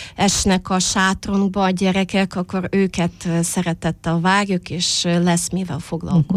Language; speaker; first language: Hungarian; non-native, fluent; Russian